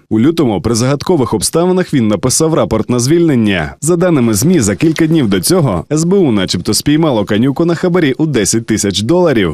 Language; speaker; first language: Ukrainian; native; Ukrainian